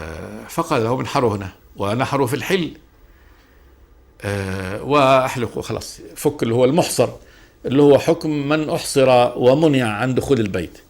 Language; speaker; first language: Arabic; native; Arabic